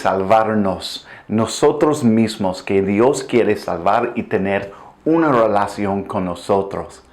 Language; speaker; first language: Spanish; non-native, fluent; English